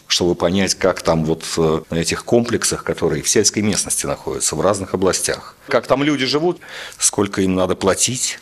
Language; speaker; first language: Russian; native; Russian